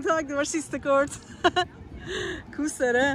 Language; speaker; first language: Norwegian; non-native, learner; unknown